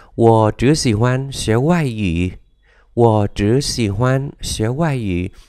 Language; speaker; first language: Chinese; non-native, fluent; Vietnamese